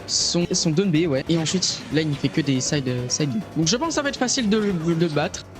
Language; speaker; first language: French; native; French